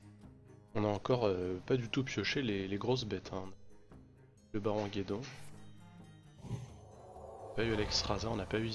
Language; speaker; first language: French; native; French